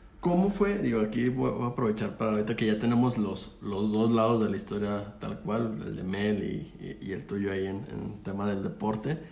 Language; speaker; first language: Spanish; native; Spanish